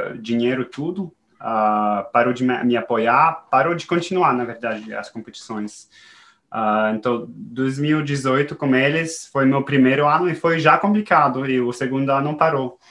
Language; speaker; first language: Portuguese; non-native, fluent; French